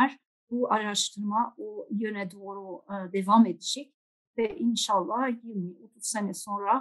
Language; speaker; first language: Turkish; non-native, fluent; Dutch